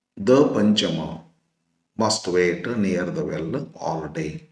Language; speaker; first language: English; non-native, local second language; Kannada